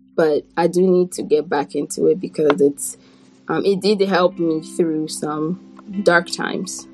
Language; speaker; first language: English; non-native, fluent; French